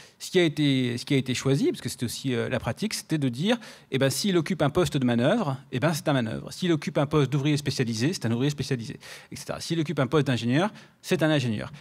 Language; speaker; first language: French; native; French